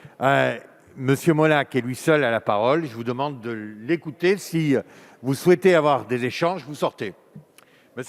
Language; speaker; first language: French; native; French